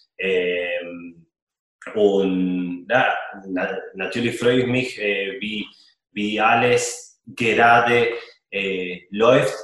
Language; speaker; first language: German; non-native, fluent; Spanish